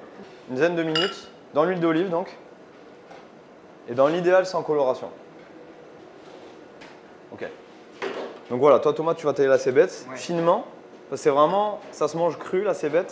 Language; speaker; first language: French; native; French